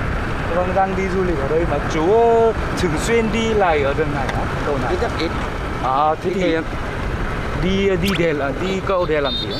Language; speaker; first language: Vietnamese; non-native, fluent; Korean